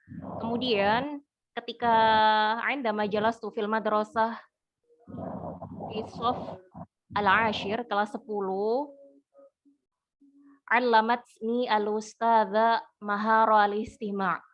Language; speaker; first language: Arabic; non-native, fluent; Indonesian